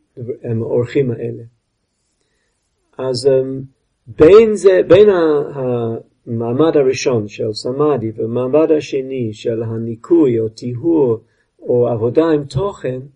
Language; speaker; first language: Hebrew; non-native, fluent; English